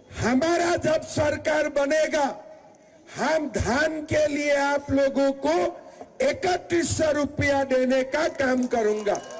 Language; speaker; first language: Hindi; non-native, local second language; Assamese